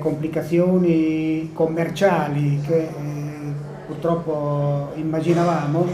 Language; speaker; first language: Italian; native; Italian